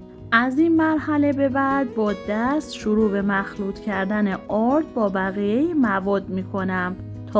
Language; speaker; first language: Persian; native; Persian